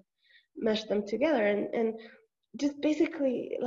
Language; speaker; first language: English; non-native, fluent; Spanish